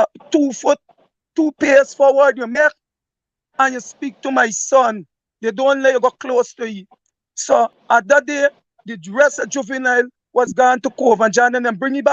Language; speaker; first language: English; native; English